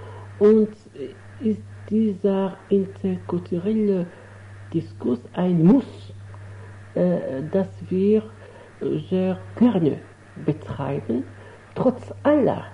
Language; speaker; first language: German; non-native, fluent; Arabic